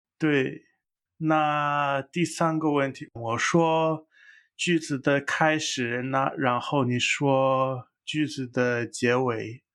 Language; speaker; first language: Chinese; non-native, fluent; English